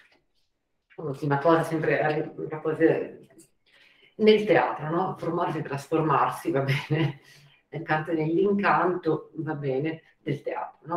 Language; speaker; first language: Italian; native; Italian